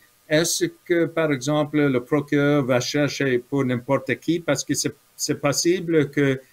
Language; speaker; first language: French; non-native, fluent; English